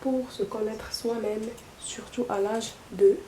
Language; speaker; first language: French; non-native, local second language; Arabic